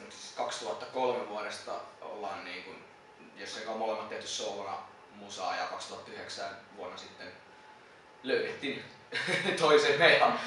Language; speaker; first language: Finnish; native; Finnish